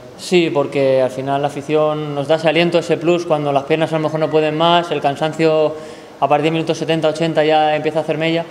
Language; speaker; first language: Spanish; native; Spanish